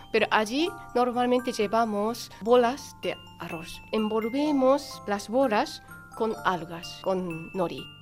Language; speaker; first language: Spanish; non-native, fluent; Japanese